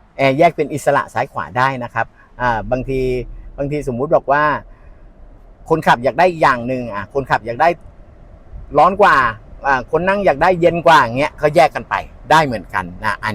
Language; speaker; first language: Thai; native; Thai